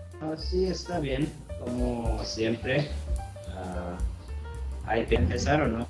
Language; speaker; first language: Spanish; non-native, learner; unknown